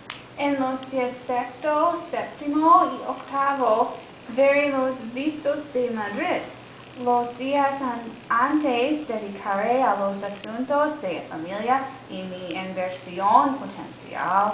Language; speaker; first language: Spanish; non-native, learner; English